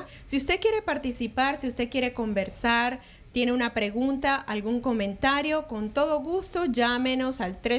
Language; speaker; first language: Spanish; native; Spanish